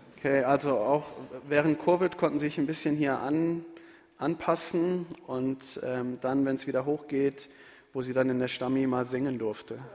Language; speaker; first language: German; native; German